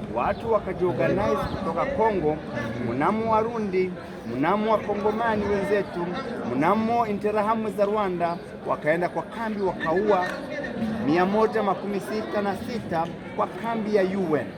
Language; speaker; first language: Swahili; non-native, local second language; Kinyarwanda